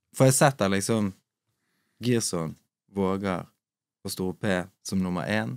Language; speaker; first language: Norwegian; native; Norwegian